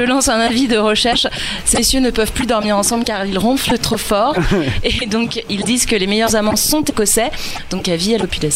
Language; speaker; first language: French; native; French